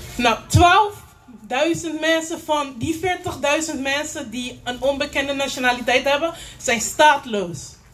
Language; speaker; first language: Dutch; native; Dutch